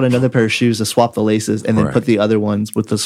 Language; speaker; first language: English; native; English